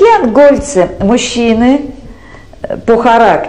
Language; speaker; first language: Russian; native; Russian